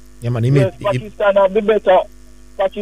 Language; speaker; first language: English; native; English